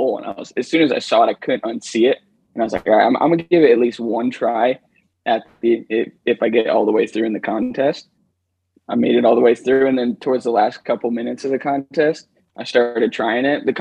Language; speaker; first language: English; native; English